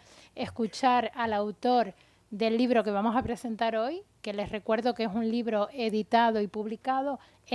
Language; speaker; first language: Spanish; native; Spanish